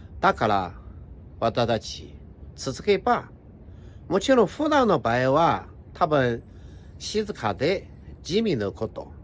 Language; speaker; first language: Japanese; non-native, fluent; Chinese